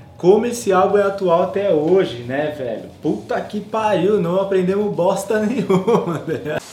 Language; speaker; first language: Portuguese; native; Portuguese